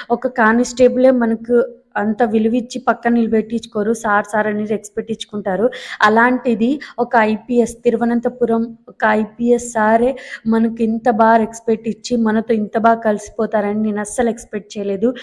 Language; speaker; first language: Telugu; non-native, local second language; Lambadi